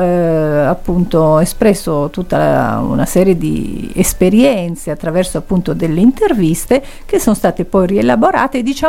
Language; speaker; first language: Italian; native; Italian